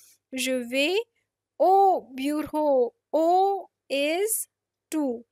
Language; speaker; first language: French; non-native, fluent; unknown